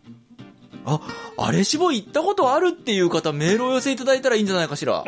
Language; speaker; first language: Japanese; native; Japanese